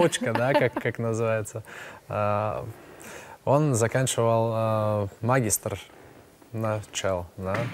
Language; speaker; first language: Russian; non-native, local second language; Latvian